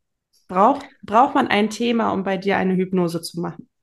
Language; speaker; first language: German; native; German